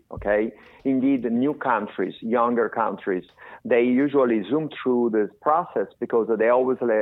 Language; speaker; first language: English; non-native, fluent; Italian